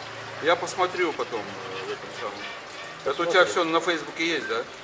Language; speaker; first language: Russian; native; Russian